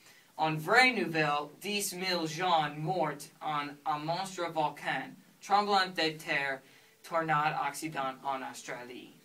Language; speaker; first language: French; non-native, learner; English